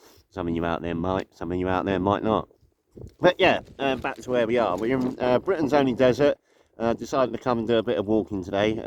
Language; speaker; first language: English; native; English